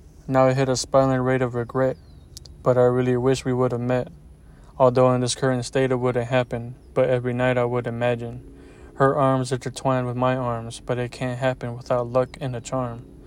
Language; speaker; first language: English; early bilingual, other home language; Spanish